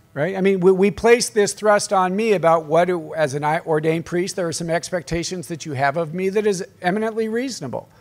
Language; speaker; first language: English; native; English